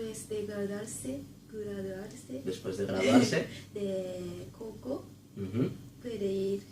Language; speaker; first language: Spanish; non-native, learner; Japanese